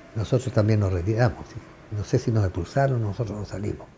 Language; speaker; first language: Spanish; native; Spanish